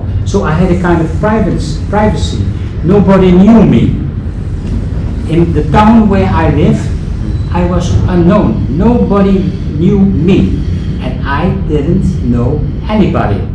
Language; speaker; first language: English; non-native, fluent; Dutch